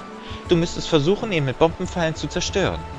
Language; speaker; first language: German; native; German